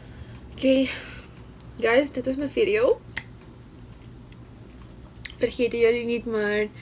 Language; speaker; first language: Dutch; non-native, local second language; Papiamento